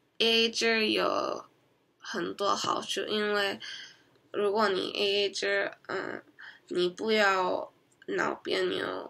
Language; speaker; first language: Chinese; non-native, learner; Korean